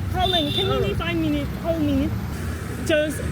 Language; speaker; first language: English; non-native, learner; Korean